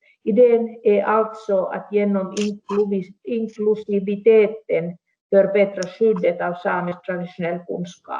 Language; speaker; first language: Swedish; non-native, local second language; Finnish